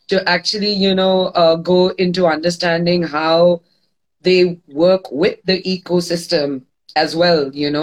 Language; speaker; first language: English; non-native, local second language; Gujarati